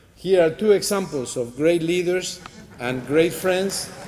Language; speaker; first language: English; non-native, fluent; Spanish